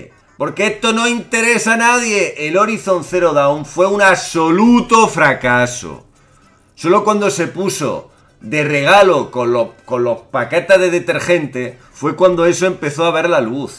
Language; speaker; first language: Spanish; native; Spanish